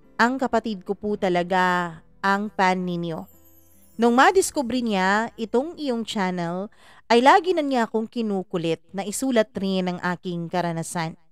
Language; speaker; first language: Filipino; non-native, local second language; Cebuano